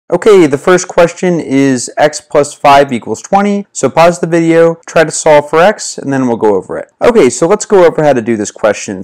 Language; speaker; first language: English; native; English